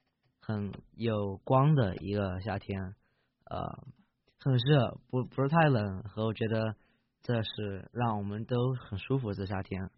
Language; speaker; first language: Chinese; early bilingual, heritage; Chinese